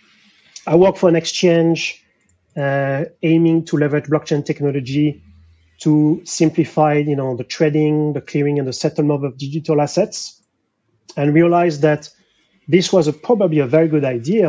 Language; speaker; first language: English; non-native, fluent; French